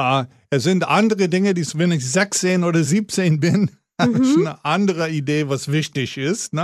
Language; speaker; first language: German; non-native, fluent; English